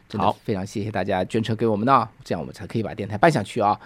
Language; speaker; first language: Chinese; native; Chinese